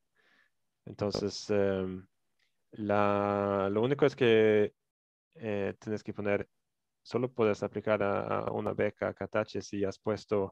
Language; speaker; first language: Spanish; non-native, fluent; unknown